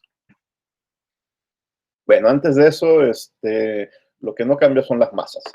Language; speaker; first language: Spanish; native; Spanish